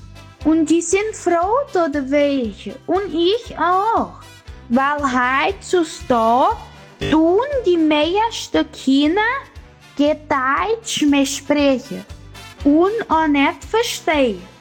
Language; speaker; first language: German; early bilingual, heritage; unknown